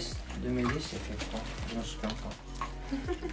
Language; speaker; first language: French; non-native, learner; Korean